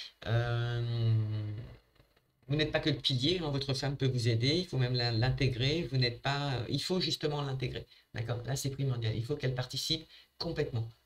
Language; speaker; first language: French; native; French